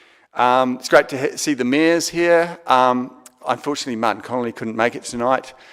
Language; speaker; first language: English; native; English